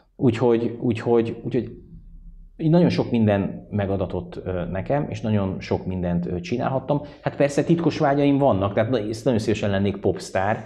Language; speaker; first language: Hungarian; native; Hungarian